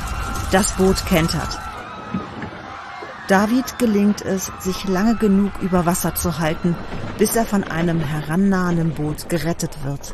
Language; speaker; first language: German; native; German